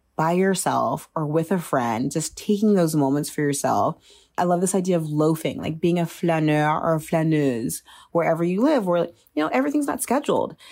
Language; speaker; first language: English; native; English